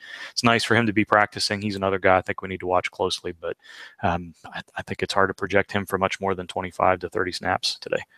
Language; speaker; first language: English; native; English